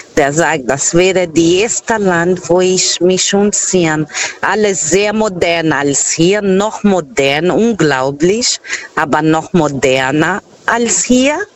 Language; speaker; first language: German; non-native, fluent; Portuguese